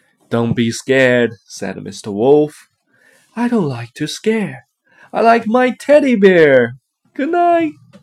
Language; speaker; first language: English; non-native, fluent; Chinese